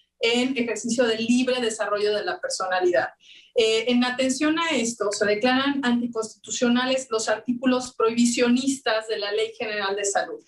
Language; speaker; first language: Spanish; native; Spanish